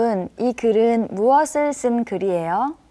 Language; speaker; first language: Korean; native; Korean